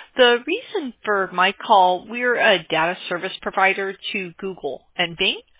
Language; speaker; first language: English; native; English